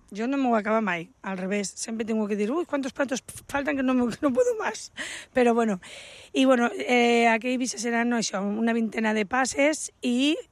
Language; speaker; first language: Catalan; non-native, local second language; Spanish